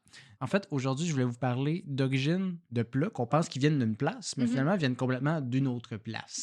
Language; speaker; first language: French; native; French